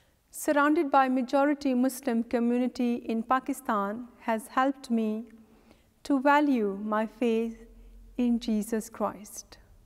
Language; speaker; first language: English; non-native, local second language; Punjabi